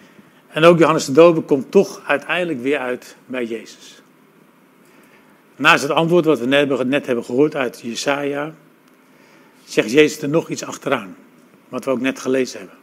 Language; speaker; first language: Dutch; native; Dutch